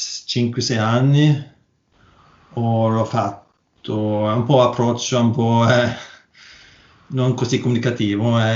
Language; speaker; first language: Italian; non-native, learner; Norwegian